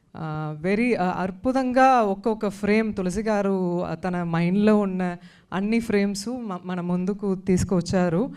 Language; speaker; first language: Telugu; non-native, learner; Tamil